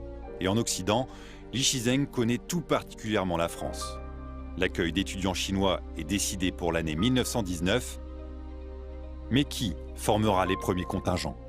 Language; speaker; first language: French; native; French